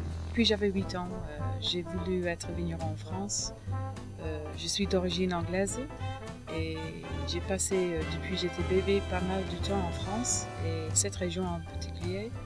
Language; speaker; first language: French; early bilingual, other home language; English